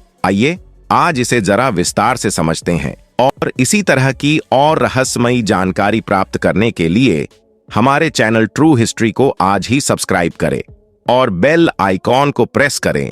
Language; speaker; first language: Hindi; native; Hindi